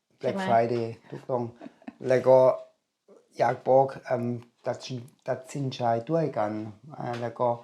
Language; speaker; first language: Thai; non-native, learner; German